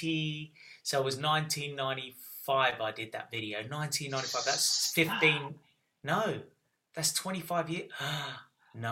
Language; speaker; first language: English; native; English